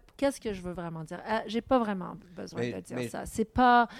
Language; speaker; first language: French; non-native, local second language; English